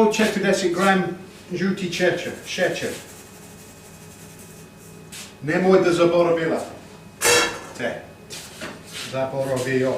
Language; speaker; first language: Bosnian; non-native, learner; English